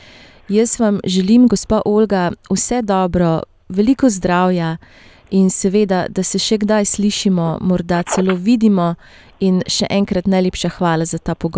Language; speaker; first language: Slovenian; native; Slovenian